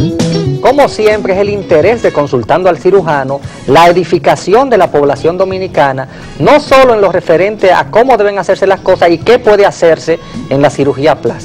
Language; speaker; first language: Spanish; native; Spanish